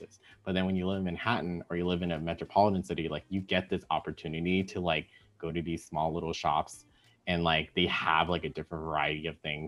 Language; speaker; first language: English; native; English